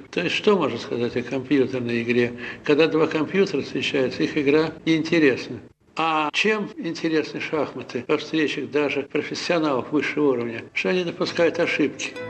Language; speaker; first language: Russian; native; Russian